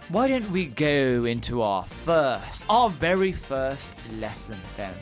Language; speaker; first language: English; early bilingual, heritage; English